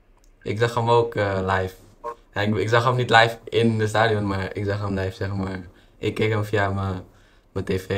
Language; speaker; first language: Dutch; non-native, fluent; Indonesian